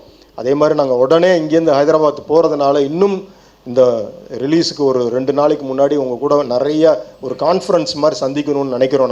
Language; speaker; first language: Tamil; native; Tamil